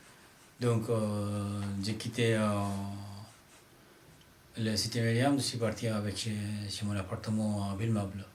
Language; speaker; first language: French; non-native, learner; Bangla